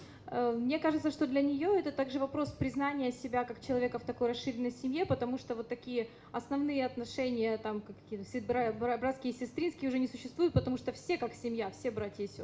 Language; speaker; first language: Russian; native; Russian